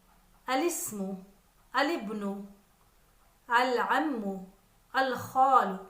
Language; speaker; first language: Arabic; non-native, fluent; Urdu